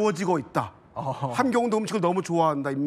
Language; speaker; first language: Korean; native; Korean